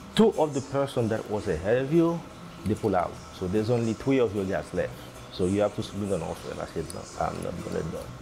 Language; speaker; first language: English; non-native, fluent; Haitian Creole